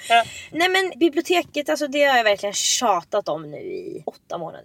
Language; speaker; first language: Swedish; native; Swedish